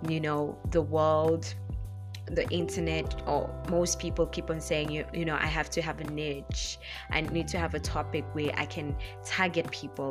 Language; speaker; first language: English; non-native, local second language; Zulu